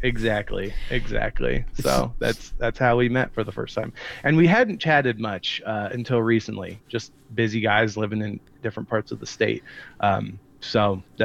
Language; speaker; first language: English; native; English